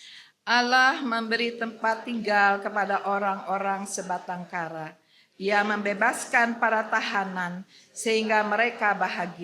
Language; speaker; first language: Indonesian; native; Indonesian